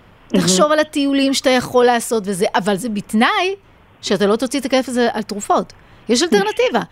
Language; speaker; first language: Hebrew; native; Hebrew